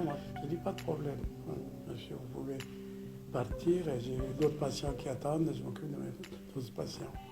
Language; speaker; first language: French; non-native, fluent; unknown